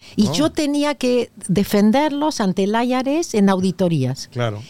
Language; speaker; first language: Spanish; native; Spanish